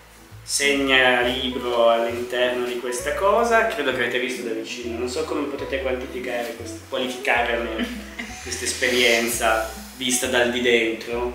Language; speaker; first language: Italian; native; Italian